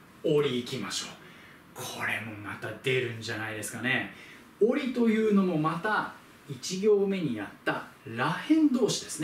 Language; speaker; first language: Japanese; native; Japanese